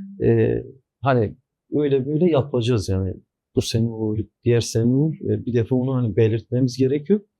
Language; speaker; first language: Turkish; non-native, local second language; Kurdish